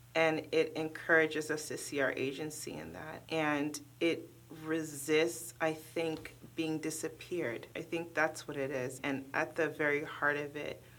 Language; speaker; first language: English; early bilingual, other home language; Krio